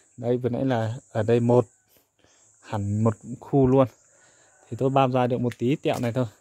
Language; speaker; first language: Vietnamese; non-native, local second language; Iu Mien